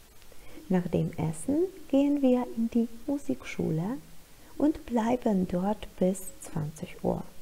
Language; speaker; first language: German; non-native, fluent; Polish